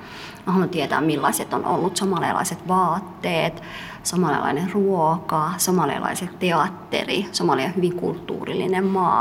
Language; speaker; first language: Finnish; early bilingual, other home language; Somali